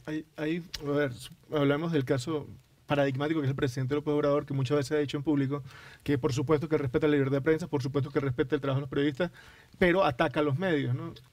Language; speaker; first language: Spanish; native; Spanish